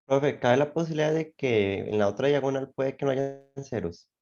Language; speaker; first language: Spanish; native; Spanish